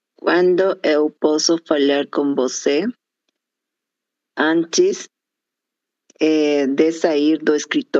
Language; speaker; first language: Portuguese; non-native, learner; Spanish